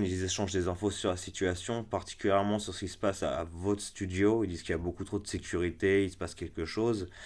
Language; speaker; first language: French; native; French